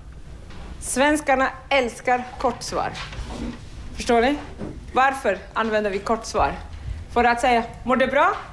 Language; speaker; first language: Swedish; non-native, fluent; Arabic